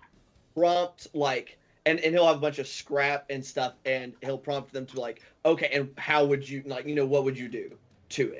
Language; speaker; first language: English; native; English